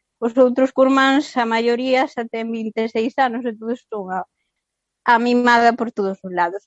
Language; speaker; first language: Galician; non-native, local second language; Spanish